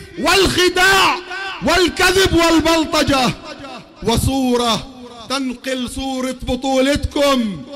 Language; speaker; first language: Arabic; native; Arabic